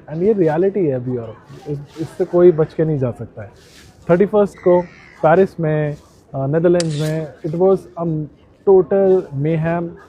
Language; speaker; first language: Hindi; native; Hindi